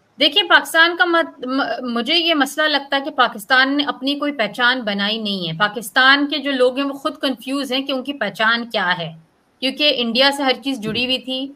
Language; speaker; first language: Urdu; native; Urdu